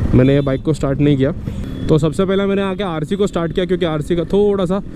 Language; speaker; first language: Hindi; non-native, local second language; Odia